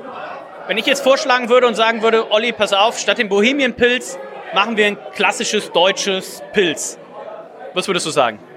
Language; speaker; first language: German; native; German